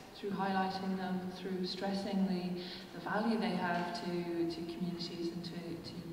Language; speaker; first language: English; native; English